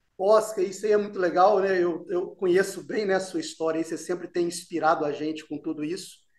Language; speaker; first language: Portuguese; native; Portuguese